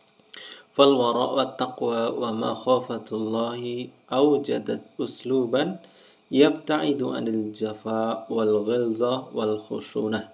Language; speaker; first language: Arabic; non-native, fluent; Indonesian